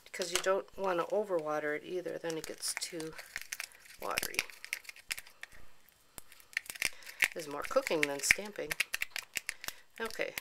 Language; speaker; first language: English; native; English